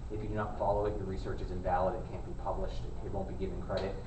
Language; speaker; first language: English; native; English